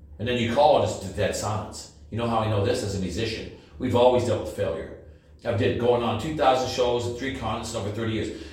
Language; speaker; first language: English; native; English